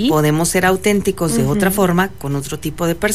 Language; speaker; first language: Spanish; native; Spanish